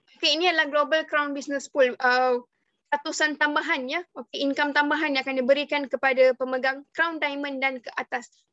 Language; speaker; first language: Malay; native; Malay